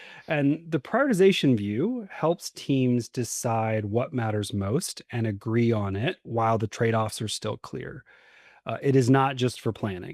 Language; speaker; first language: English; native; English